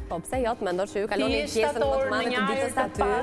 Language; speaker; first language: Albanian; native; Albanian